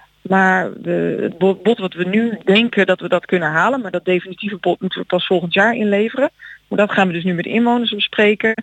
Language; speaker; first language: Dutch; native; Dutch